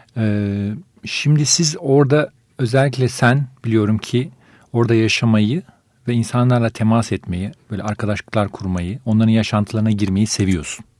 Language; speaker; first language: Turkish; native; Turkish